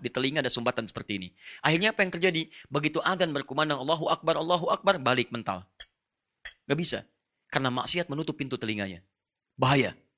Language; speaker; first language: Indonesian; non-native, fluent; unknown